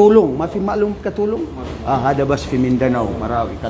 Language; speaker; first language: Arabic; non-native, learner; Maranao